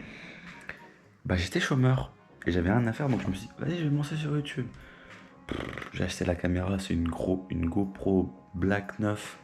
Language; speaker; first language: French; native; French